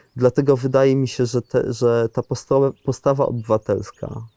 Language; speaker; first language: Polish; native; Polish